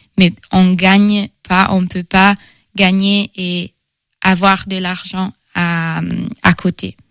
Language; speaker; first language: French; non-native, fluent; Italian